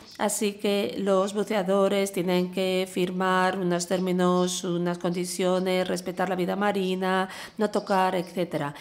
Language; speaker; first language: Spanish; non-native, fluent; English